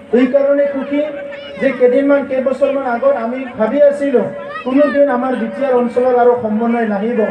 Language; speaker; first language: Assamese; non-native, local second language; Bodo